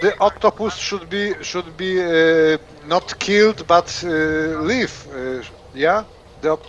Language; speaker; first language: English; non-native, fluent; Polish